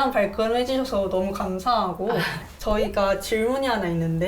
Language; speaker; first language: Korean; native; Korean